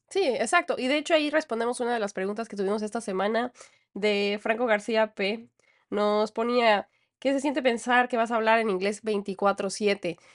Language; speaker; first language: Spanish; native; Spanish